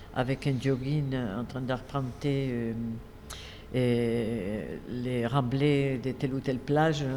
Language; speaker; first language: French; non-native, fluent; Spanish